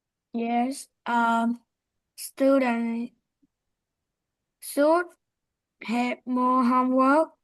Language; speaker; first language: English; non-native, learner; Vietnamese